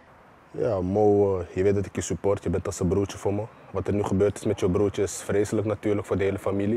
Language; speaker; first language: Dutch; native; Dutch